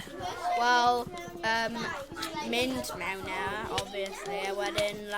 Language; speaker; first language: Welsh; non-native, local second language; English